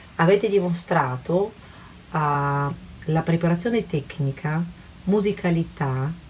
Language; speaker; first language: Italian; non-native, fluent; Russian